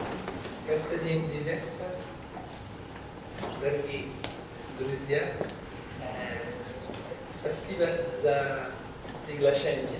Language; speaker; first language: Russian; non-native, learner; English